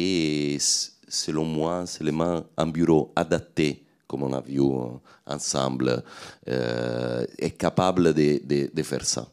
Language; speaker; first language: French; non-native, fluent; Italian